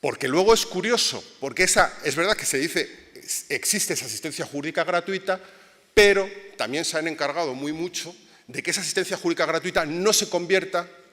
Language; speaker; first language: Spanish; native; Spanish